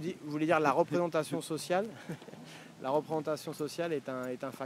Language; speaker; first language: French; native; French